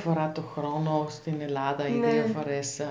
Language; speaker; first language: Greek; non-native, learner; German